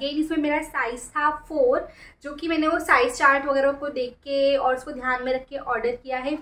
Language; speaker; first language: Hindi; native; Hindi